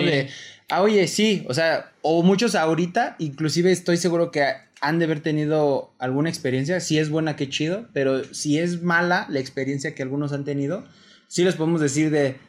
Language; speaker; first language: Spanish; native; Spanish